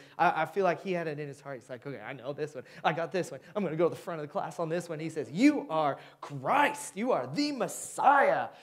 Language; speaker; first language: English; native; English